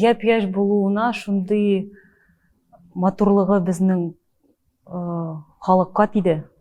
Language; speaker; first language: Tatar; early bilingual, heritage; Tatar